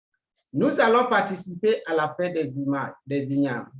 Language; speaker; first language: French; non-native, fluent; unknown